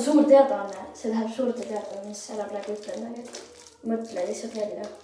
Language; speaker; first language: Estonian; early bilingual, heritage; Estonian